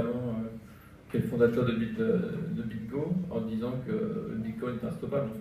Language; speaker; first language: French; native; French